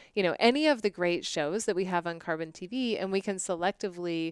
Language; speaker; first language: English; native; English